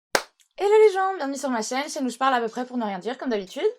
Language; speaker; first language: French; native; French